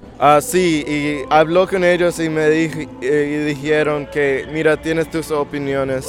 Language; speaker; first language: Spanish; early bilingual, heritage; English